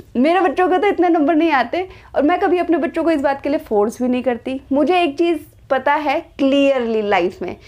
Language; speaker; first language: Hindi; native; Hindi